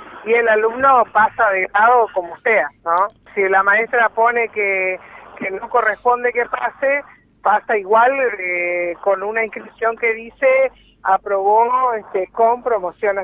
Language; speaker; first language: Spanish; native; Spanish